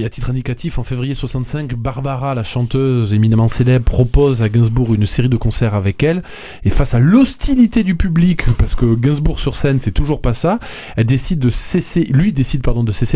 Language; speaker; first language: French; native; French